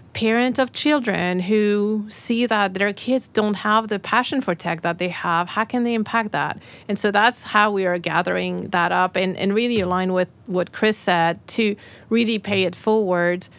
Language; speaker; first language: English; non-native, fluent; French